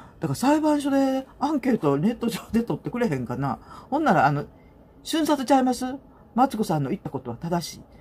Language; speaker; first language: Japanese; native; Japanese